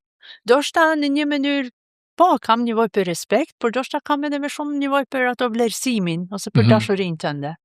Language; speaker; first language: Albanian; non-native, fluent; Norwegian